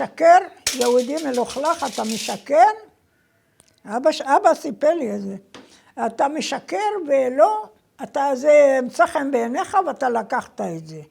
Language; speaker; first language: Hebrew; non-native, fluent; Persian